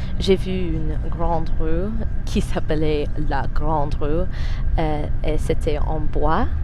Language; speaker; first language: French; non-native, fluent; English